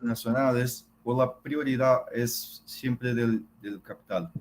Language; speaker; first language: Spanish; non-native, fluent; Portuguese